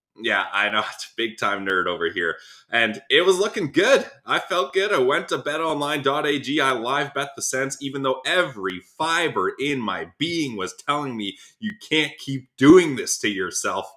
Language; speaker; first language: English; native; English